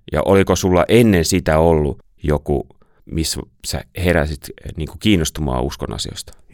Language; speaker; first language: Finnish; native; Finnish